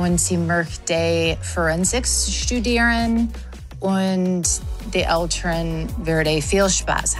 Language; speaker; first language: German; non-native, learner; English